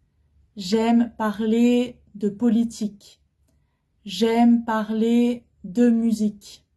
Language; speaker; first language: French; non-native, fluent; Arabic